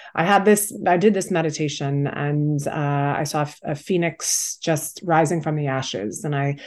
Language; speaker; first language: English; native; English